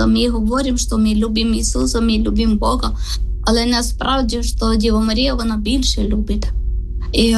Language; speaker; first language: Ukrainian; non-native, learner; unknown